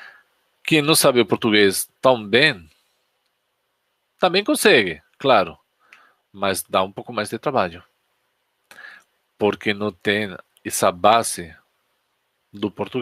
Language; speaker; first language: Portuguese; non-native, fluent; Spanish